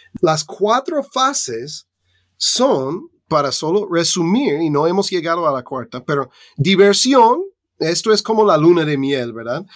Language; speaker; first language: Spanish; non-native, fluent; English